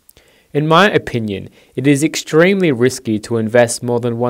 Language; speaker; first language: English; native; English